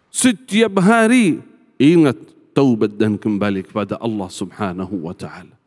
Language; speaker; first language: Malay; non-native, fluent; Arabic